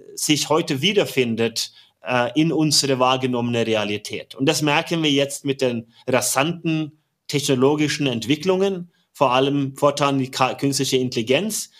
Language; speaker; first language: German; non-native, fluent; Norwegian